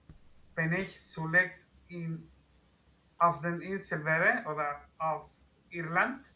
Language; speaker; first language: German; non-native, learner; Spanish